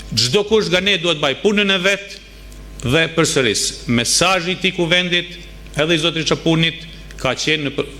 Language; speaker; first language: Albanian; native; Albanian